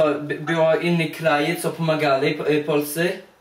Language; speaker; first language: Polish; early bilingual, heritage; Polish